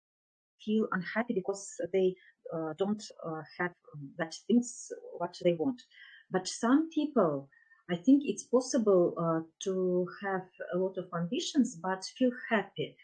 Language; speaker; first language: English; non-native, learner; Russian